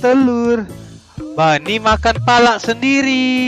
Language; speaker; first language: Indonesian; native; Indonesian